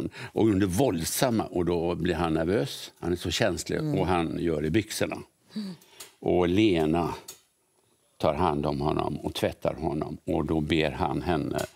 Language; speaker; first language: Swedish; native; Swedish